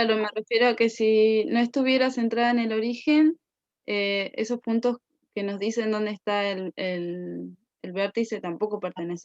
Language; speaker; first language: Spanish; native; Spanish